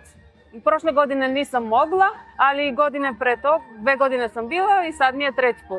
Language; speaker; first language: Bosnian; non-native, learner; Bulgarian